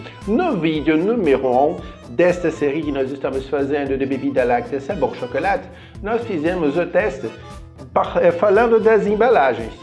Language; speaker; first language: Portuguese; non-native, fluent; French